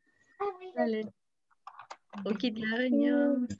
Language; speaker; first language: French; native; French